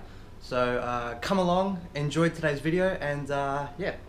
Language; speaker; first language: English; native; English